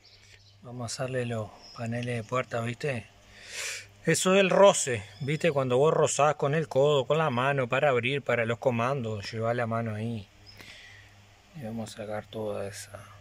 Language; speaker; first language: Spanish; native; Spanish